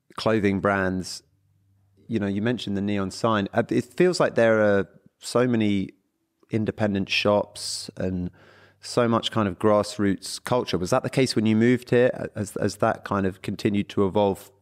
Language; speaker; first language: English; early bilingual, other home language; Portuguese